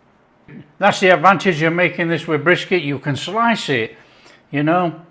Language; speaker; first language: English; native; English